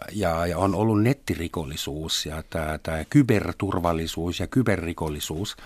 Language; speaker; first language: Finnish; non-native, fluent; German